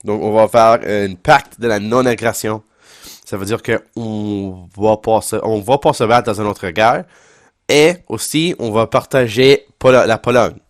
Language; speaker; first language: French; non-native, local second language; English